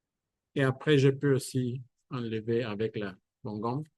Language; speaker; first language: French; non-native, fluent; Spanish